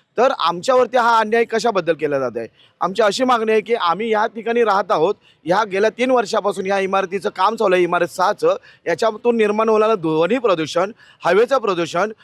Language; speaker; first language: Marathi; native; Marathi